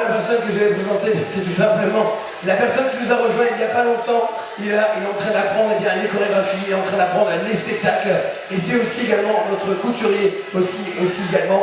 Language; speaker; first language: French; native; French